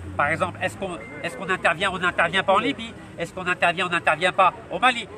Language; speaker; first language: French; non-native, local second language; Arabic